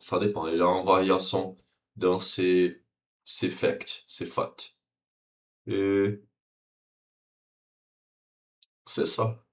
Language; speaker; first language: French; non-native, learner; Portuguese